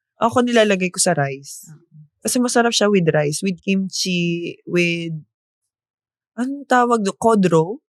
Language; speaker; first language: Filipino; native; Filipino